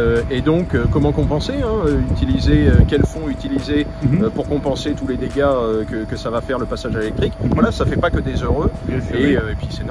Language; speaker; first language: French; native; French